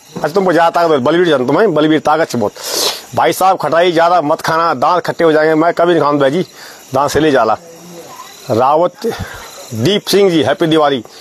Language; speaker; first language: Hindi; non-native, local second language; Garhwali